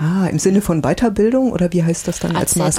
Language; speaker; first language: German; native; German